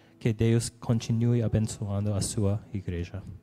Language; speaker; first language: Portuguese; non-native, learner; English